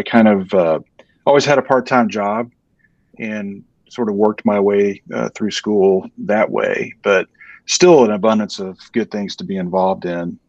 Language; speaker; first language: English; native; English